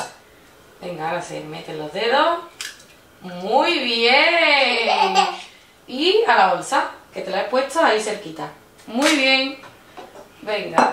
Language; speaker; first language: Spanish; native; Spanish